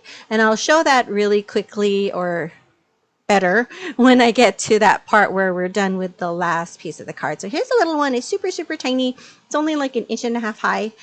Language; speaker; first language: English; native; English